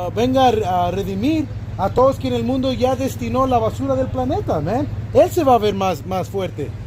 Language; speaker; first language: Spanish; early bilingual, other home language; English